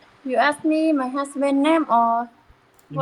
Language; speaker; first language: English; non-native, learner; Khmer